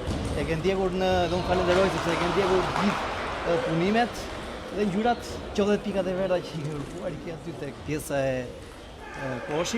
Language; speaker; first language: Albanian; native; Albanian